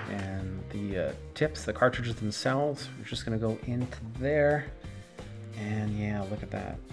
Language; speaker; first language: English; native; English